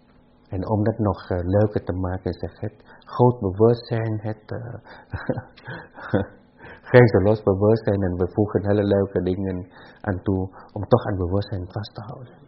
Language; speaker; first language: Dutch; non-native, fluent; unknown